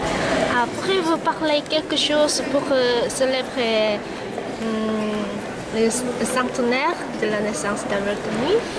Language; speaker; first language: French; non-native, learner; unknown